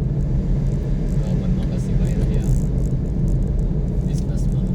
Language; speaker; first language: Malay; non-native, local second language; Chinese